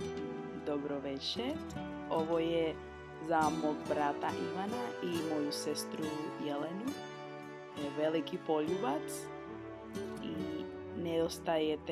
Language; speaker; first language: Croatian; non-native, learner; Spanish